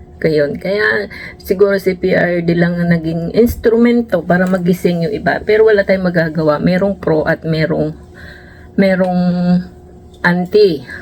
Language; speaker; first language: Filipino; native; Filipino